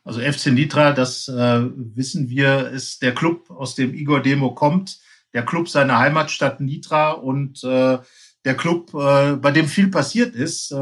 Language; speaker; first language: German; native; German